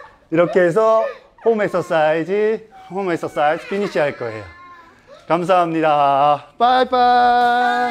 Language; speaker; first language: Korean; native; Korean